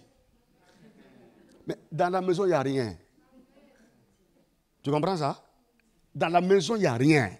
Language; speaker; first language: French; non-native, local second language; Mossi